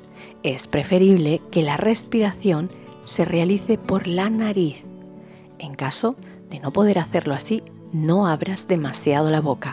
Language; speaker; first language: Spanish; native; Spanish